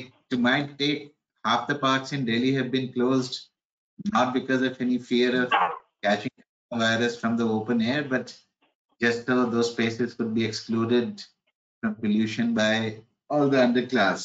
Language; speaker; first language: English; non-native, local second language; Hindi